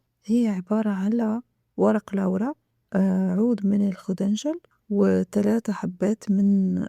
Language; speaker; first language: Arabic; native; Arabic